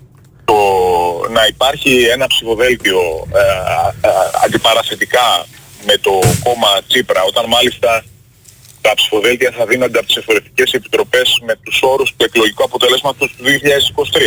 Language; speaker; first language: Greek; native; Greek